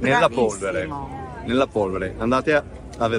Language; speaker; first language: Italian; native; Italian